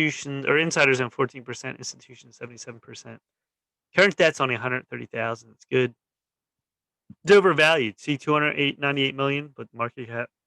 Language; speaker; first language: English; native; English